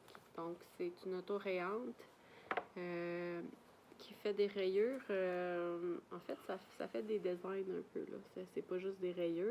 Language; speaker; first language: French; native; French